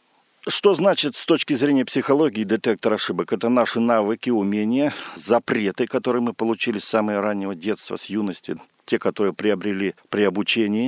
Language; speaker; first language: Russian; native; Russian